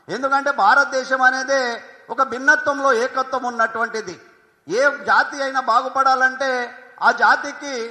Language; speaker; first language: Telugu; non-native, local second language; Lambadi